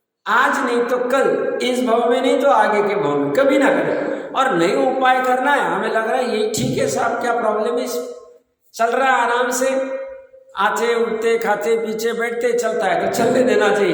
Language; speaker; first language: Hindi; native; Hindi